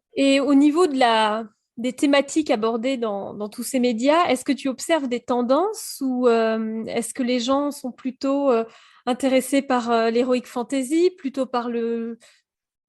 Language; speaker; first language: French; native; French